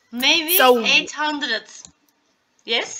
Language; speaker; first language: English; non-native, learner; Turkish